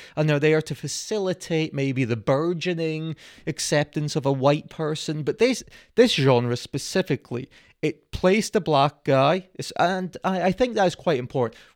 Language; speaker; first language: English; native; English